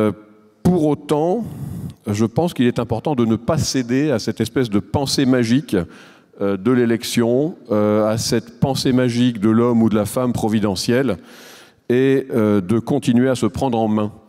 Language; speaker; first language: French; native; French